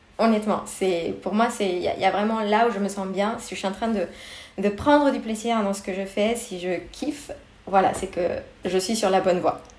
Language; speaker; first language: French; non-native, fluent; Spanish